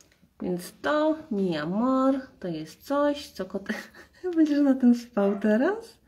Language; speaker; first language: Polish; native; Polish